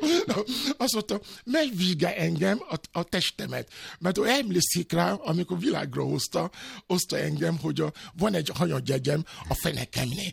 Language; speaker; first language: Hungarian; non-native, learner; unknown